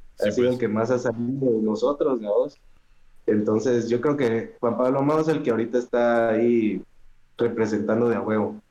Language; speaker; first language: Spanish; native; Spanish